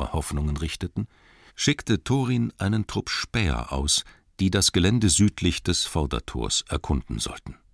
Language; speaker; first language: German; native; German